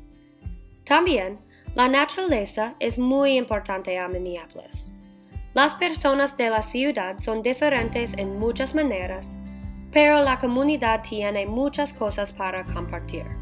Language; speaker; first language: Spanish; non-native, learner; English